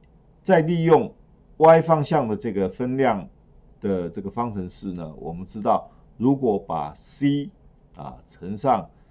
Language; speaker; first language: Chinese; native; Chinese